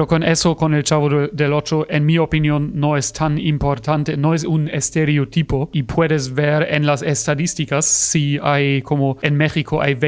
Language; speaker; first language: Spanish; non-native, fluent; German